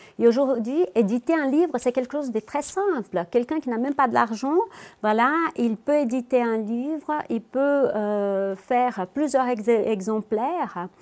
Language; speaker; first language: French; non-native, fluent; Portuguese